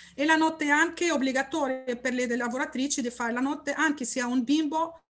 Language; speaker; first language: Italian; non-native, learner; Arabic